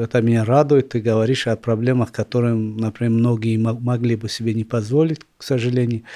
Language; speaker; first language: Russian; non-native, local second language; Tajik